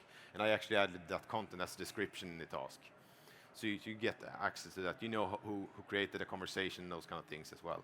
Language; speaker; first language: English; non-native, fluent; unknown